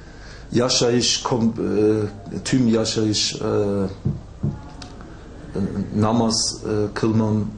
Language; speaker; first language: Turkish; non-native, learner; German